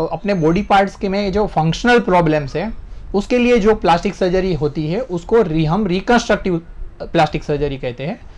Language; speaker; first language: Hindi; non-native, local second language; Gujarati